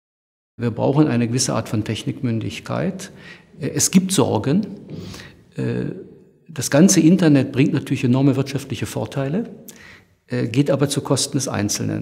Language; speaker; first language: German; native; German